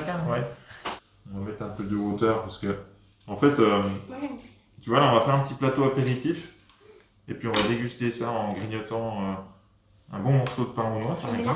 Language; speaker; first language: French; native; French